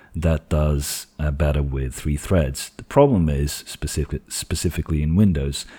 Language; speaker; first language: English; non-native, fluent; Portuguese